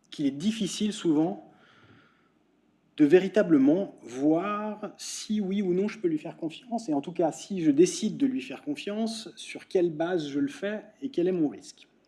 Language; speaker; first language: French; native; French